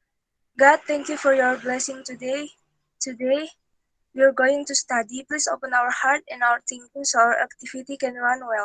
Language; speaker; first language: English; non-native, learner; Indonesian